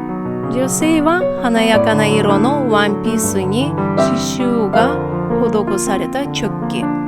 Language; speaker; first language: Japanese; non-native, fluent; Tatar